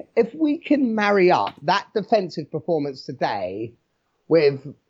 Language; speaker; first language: English; native; English